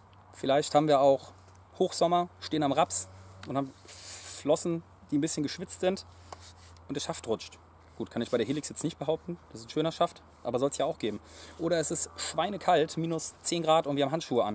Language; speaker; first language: German; native; German